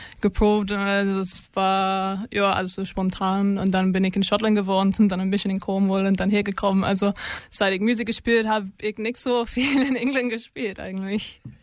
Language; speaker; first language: German; non-native, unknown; English